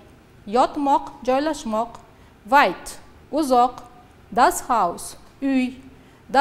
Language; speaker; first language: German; non-native, fluent; Uzbek